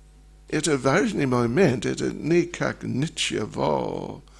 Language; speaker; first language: Russian; non-native, learner; English